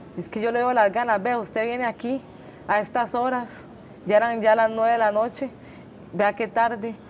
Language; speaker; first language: Spanish; native; Spanish